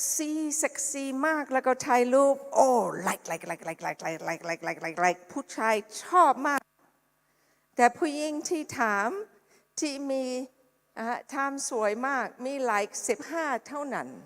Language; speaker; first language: Thai; non-native, fluent; English